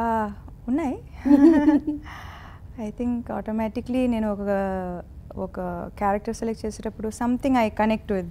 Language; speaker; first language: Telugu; non-native, fluent; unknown